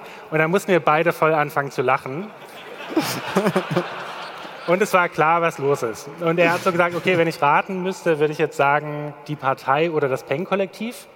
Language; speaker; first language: German; native; German